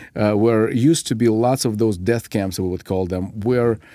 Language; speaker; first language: English; non-native, fluent; Ukrainian